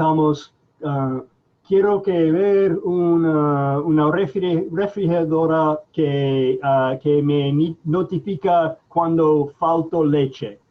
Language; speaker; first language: Spanish; non-native, fluent; English